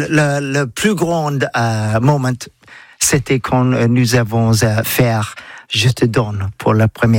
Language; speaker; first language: French; non-native, learner; English